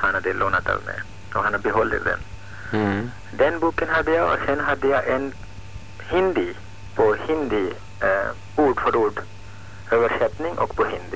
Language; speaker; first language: Swedish; non-native, fluent; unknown